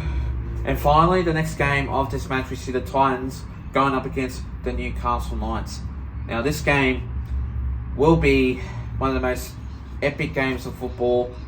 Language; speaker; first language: English; native; English